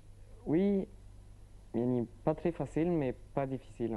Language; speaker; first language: French; non-native, learner; Arabic